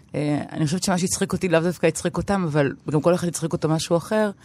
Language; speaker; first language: Hebrew; native; Hebrew